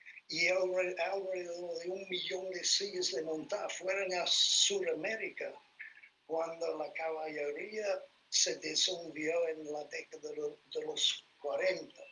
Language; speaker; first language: Spanish; non-native, fluent; English